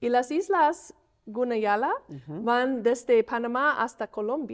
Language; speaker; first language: Spanish; non-native, fluent; English